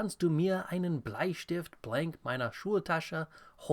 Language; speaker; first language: German; non-native, fluent; English